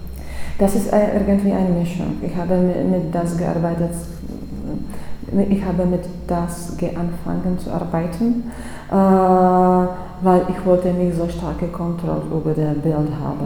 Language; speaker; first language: German; non-native, fluent; Czech